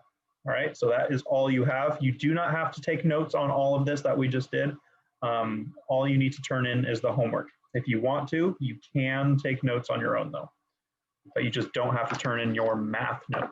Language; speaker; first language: English; native; English